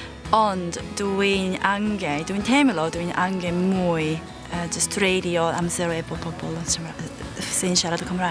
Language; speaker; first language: Welsh; non-native, learner; Japanese